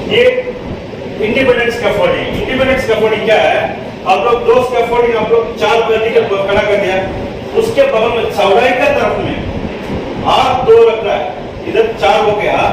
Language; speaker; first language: Hindi; non-native, local second language; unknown